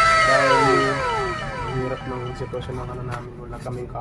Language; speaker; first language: Filipino; native; Filipino